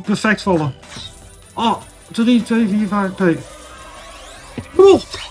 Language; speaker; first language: Dutch; native; Dutch